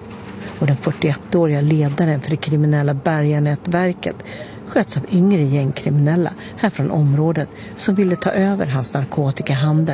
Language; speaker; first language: Swedish; native; Swedish